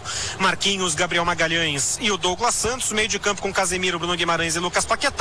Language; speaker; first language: Portuguese; native; Portuguese